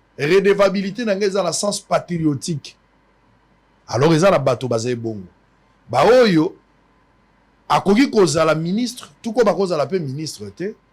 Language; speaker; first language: Lingala; native; Lingala